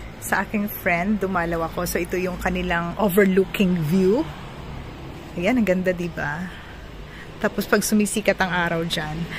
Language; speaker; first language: Filipino; non-native, local second language; Cebuano